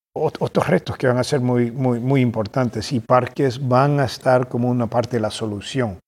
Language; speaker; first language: Spanish; early bilingual, heritage; Spanish